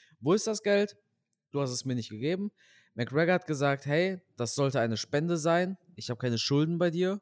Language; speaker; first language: German; native; German